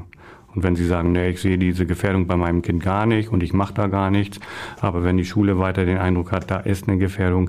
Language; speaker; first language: German; native; German